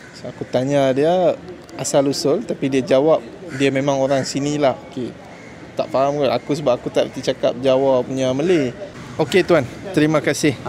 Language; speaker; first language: Malay; native; Malay